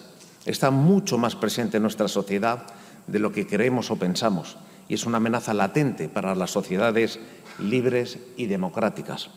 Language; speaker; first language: Spanish; native; Spanish